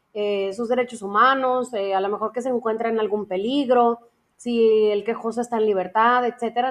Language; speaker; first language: Spanish; native; Spanish